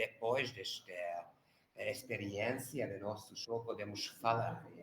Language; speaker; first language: Portuguese; non-native, learner; Hungarian